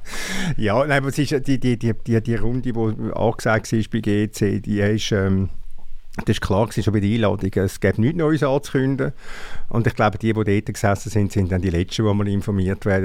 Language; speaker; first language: German; native; German